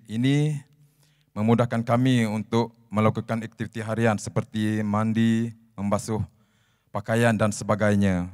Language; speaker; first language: Malay; native; Malay